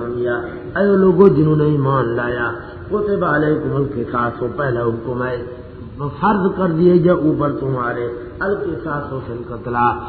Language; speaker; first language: Urdu; non-native, local second language; Punjabi